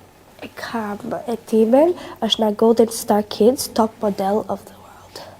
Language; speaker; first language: Albanian; early bilingual, heritage; Albanian